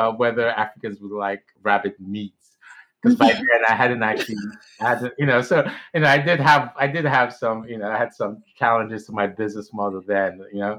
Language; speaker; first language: English; non-native, local second language; Igbo